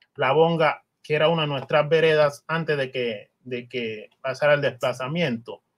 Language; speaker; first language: Spanish; non-native, local second language; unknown